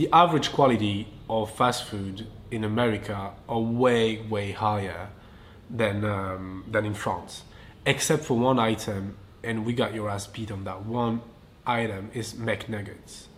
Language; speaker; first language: English; non-native, fluent; French